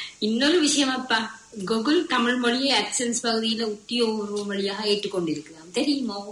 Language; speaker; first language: Tamil; native; Tamil